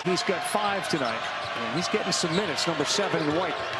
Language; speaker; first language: English; native; English